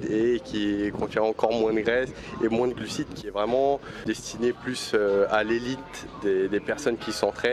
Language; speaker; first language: French; native; French